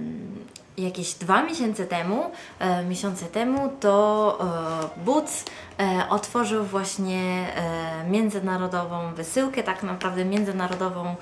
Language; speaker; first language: Polish; non-native, fluent; Italian